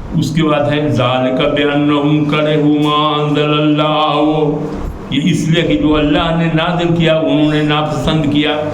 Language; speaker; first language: Urdu; native; Urdu